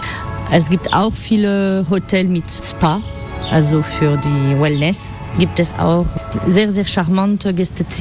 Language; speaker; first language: German; non-native, fluent; French